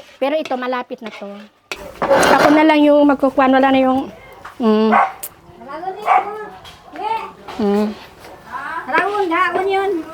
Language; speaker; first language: Filipino; non-native, local second language; Aklanon